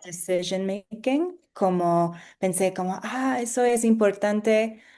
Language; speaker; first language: Spanish; non-native, fluent; English